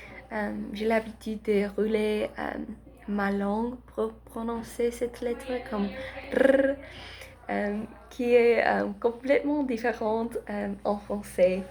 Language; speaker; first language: French; non-native, learner; Spanish